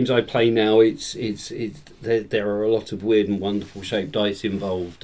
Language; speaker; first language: English; native; English